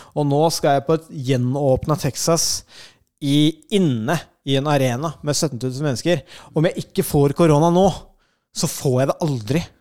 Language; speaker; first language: Norwegian; native; Norwegian